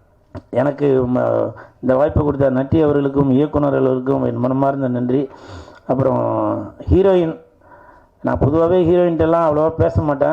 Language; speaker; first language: Tamil; native; Tamil